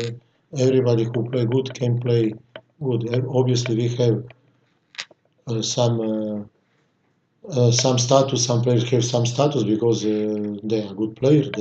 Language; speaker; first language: English; non-native, fluent; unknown